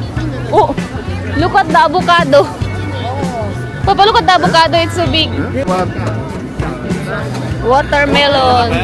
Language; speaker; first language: English; non-native, local second language; Filipino